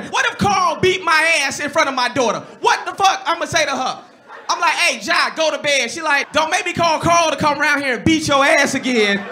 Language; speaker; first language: English; native; English